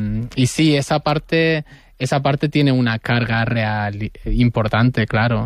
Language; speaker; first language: Spanish; native; Spanish